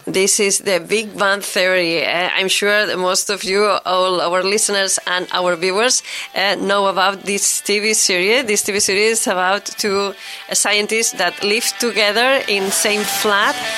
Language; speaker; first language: English; non-native, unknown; Catalan